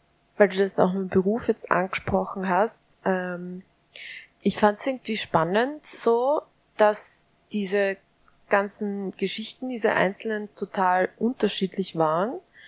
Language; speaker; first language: German; native; German